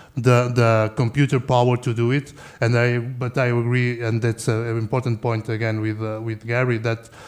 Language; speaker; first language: English; non-native, fluent; Portuguese